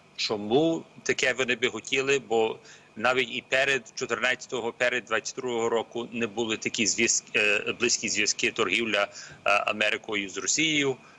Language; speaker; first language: Ukrainian; early bilingual, heritage; Ukrainian